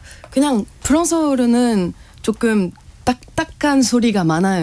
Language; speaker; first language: Korean; non-native, fluent; French